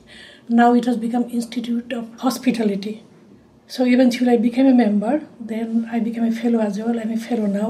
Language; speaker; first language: English; non-native, local second language; Bangla